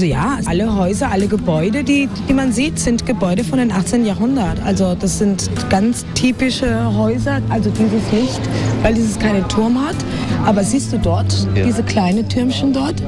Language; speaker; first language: German; non-native, fluent; Spanish